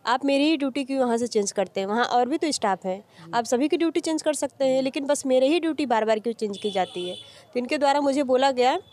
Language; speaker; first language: Hindi; native; Hindi